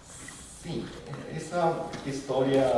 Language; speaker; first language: Portuguese; non-native, learner; Japanese